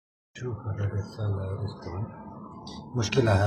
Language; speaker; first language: Arabic; non-native, learner; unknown